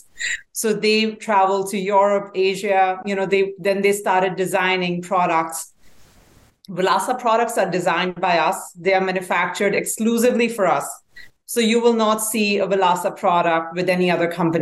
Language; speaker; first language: English; non-native, local second language; Hindi